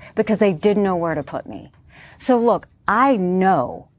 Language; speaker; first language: English; native; English